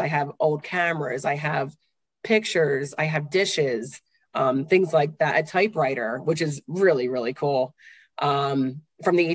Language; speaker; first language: English; native; English